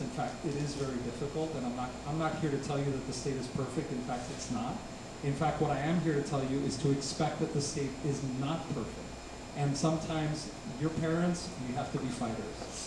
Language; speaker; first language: English; early bilingual, other home language; Spanish